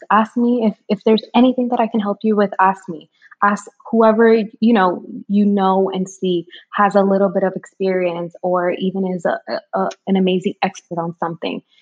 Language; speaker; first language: English; early bilingual, other home language; Spanish